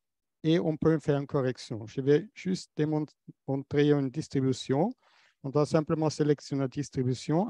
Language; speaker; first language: French; non-native, fluent; English